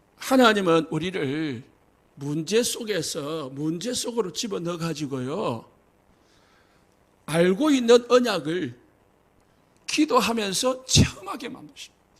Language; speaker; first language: Korean; native; Korean